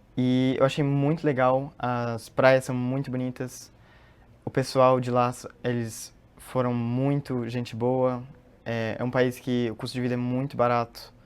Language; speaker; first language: Portuguese; early bilingual, heritage; Portuguese